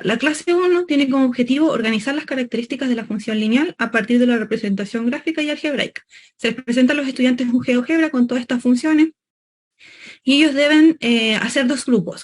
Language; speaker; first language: Spanish; native; Spanish